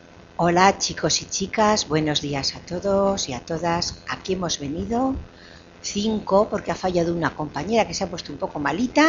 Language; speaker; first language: Spanish; native; Spanish